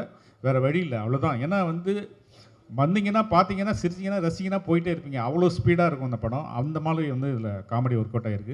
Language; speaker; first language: Tamil; native; Tamil